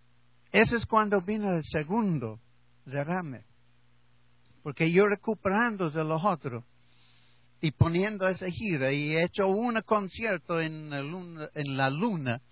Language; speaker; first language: Spanish; non-native, learner; English